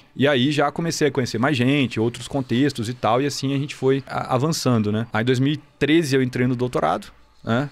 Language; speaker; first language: Portuguese; native; Portuguese